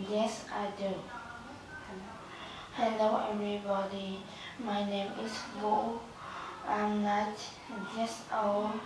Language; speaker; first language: English; non-native, learner; Vietnamese